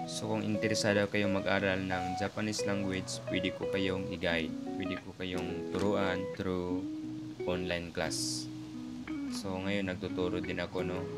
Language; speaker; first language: Filipino; native; Filipino